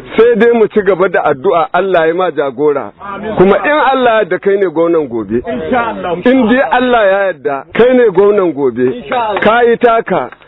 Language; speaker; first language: Hausa; native; Hausa